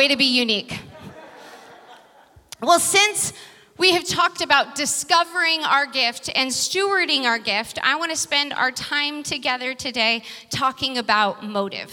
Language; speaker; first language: English; native; English